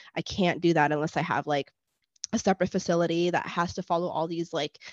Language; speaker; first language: English; non-native, fluent; Spanish